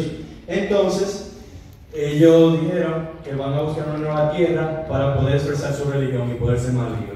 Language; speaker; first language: Spanish; early bilingual, heritage; Spanish